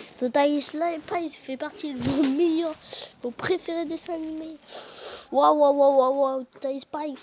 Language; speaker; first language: French; native; French